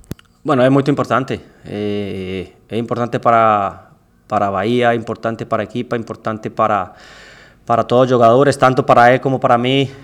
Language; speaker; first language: Portuguese; non-native, learner; Spanish